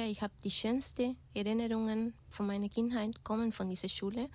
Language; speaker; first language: German; non-native, fluent; Spanish